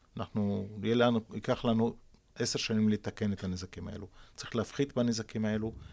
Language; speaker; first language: Hebrew; non-native, local second language; Arabic